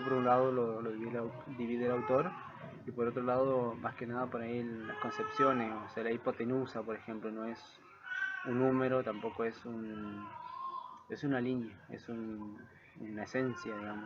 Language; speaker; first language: Spanish; native; Spanish